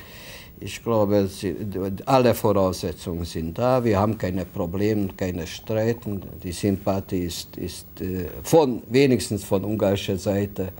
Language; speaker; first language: German; non-native, fluent; Hungarian